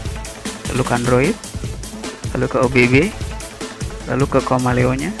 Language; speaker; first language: Indonesian; native; Indonesian